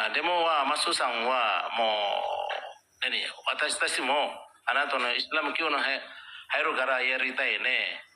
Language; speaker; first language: Japanese; non-native, learner; Indonesian